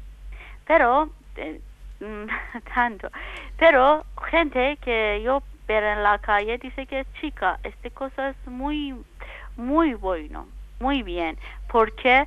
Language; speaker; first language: Spanish; non-native, learner; Persian